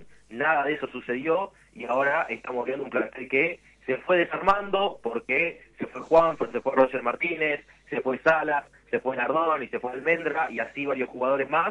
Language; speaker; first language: Spanish; native; Spanish